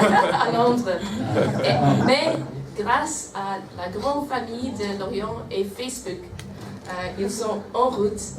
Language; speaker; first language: French; non-native, learner; English